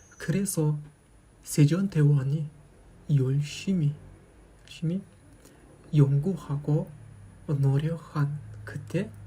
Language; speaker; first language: Korean; non-native, fluent; Kazakh